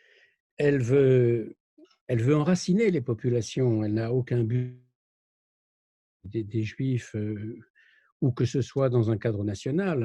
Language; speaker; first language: French; native; French